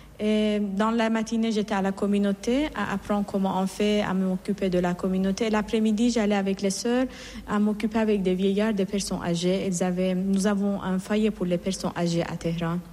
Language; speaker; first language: French; non-native, fluent; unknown